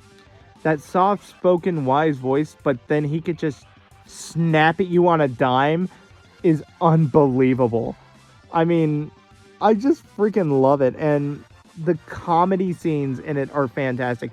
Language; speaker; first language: English; native; English